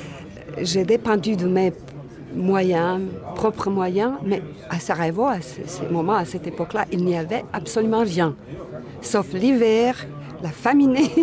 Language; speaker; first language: French; non-native, fluent; Bosnian